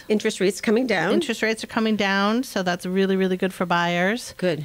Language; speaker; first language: English; native; English